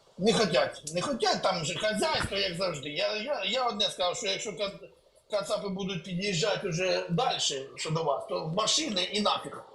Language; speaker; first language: Ukrainian; native; Ukrainian